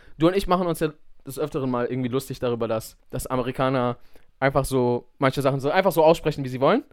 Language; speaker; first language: German; native; German